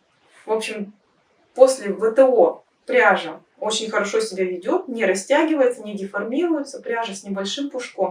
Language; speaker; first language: Russian; native; Russian